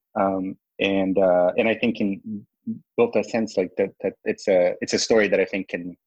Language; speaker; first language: English; non-native, fluent; Portuguese